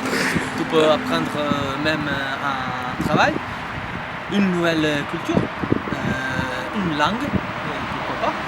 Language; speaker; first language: French; non-native, fluent; Italian